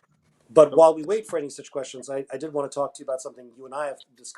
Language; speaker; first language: English; native; English